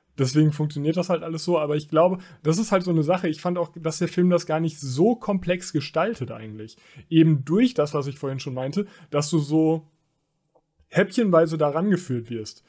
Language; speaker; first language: German; native; German